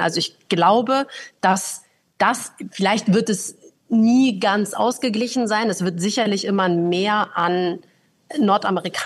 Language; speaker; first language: German; native; German